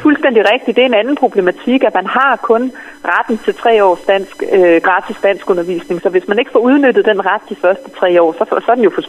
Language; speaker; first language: Danish; native; Danish